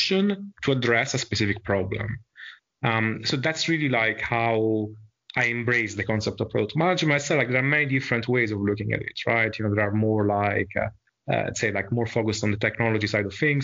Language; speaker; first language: English; non-native, fluent; Italian